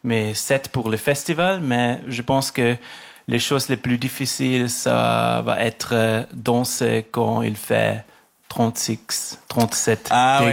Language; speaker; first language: French; non-native, local second language; German